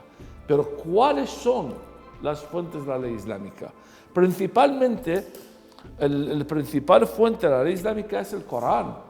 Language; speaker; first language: Spanish; non-native, fluent; Arabic